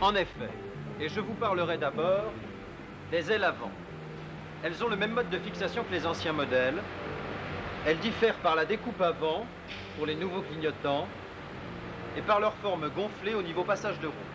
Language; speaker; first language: French; native; French